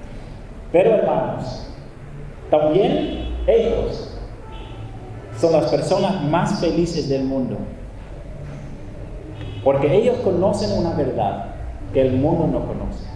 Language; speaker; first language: Spanish; non-native, fluent; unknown